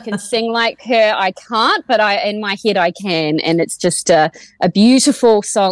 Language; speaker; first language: English; native; English